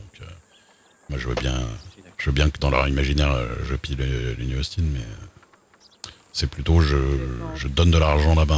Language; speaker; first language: French; native; French